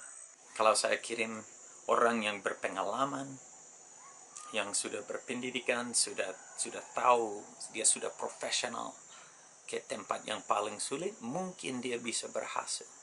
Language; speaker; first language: Indonesian; non-native, fluent; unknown